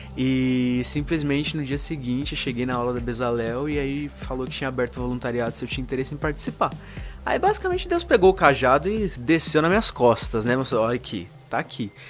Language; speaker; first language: Portuguese; native; Portuguese